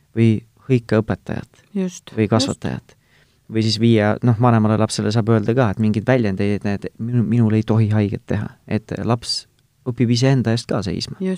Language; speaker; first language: Estonian; native; Estonian